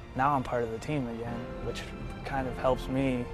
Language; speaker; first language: English; native; English